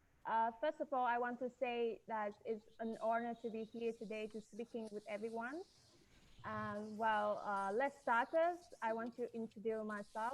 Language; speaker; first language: English; non-native, fluent; Vietnamese